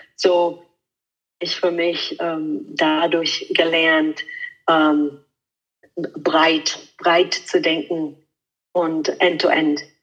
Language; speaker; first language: German; non-native, fluent; Italian